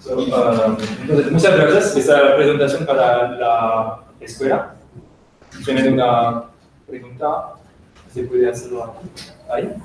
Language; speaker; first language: Spanish; non-native, learner; French